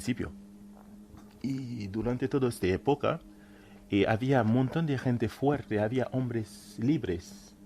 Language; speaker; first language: Spanish; non-native, fluent; Haitian Creole